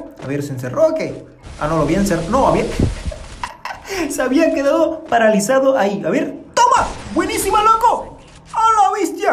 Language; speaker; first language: Spanish; native; Spanish